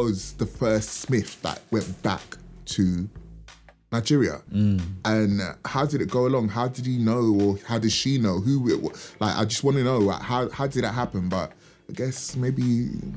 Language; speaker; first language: English; native; English